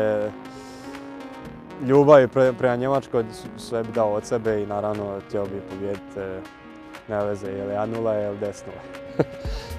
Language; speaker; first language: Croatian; early bilingual, heritage; Croatian